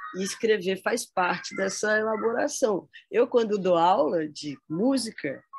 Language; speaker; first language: Portuguese; native; Portuguese